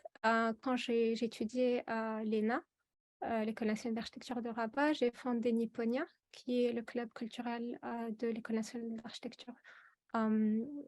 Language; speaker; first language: French; non-native, local second language; Arabic